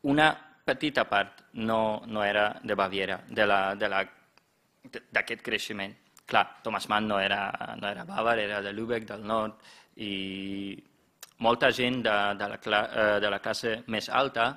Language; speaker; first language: Catalan; non-native, fluent; German